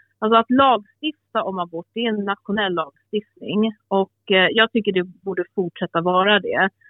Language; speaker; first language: Swedish; early bilingual, other home language; Albanian